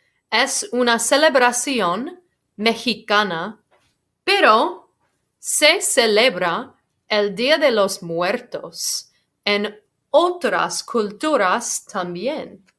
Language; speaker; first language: Spanish; non-native, fluent; English